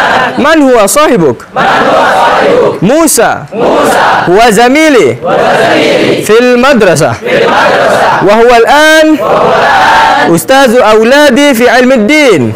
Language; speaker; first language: Arabic; non-native, learner; Indonesian